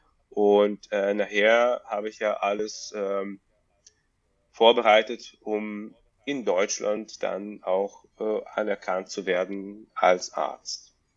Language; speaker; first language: German; non-native, fluent; Russian